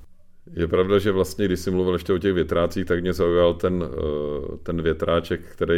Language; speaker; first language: Czech; native; Czech